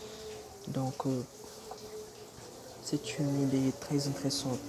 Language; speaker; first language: French; non-native, fluent; Portuguese